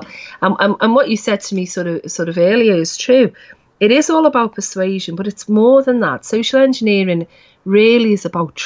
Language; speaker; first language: English; native; English